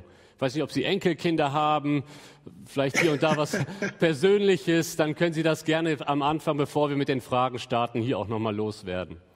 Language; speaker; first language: German; native; German